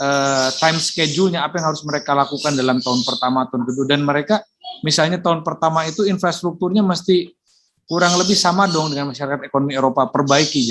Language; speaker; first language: Indonesian; native; Indonesian